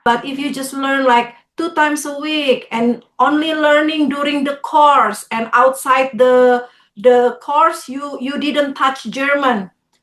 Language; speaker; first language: English; non-native, fluent; Indonesian